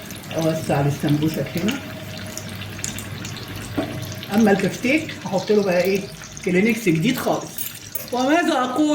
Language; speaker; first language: Arabic; native; Arabic